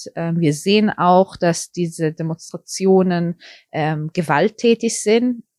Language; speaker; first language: German; early bilingual, heritage; German